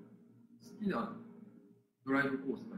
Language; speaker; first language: Japanese; native; Japanese